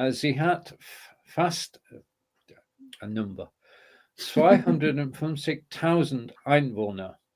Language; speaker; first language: German; non-native, learner; English